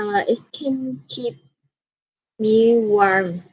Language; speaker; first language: English; non-native, learner; Vietnamese